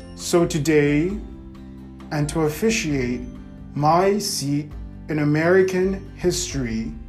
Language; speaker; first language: English; native; English